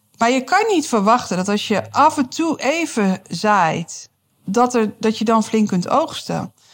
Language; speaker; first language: Dutch; native; Dutch